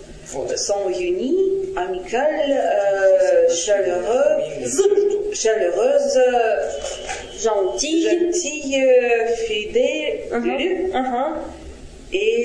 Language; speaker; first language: French; non-native, learner; Russian